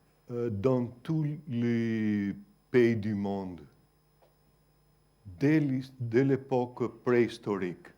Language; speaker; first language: French; non-native, fluent; Greek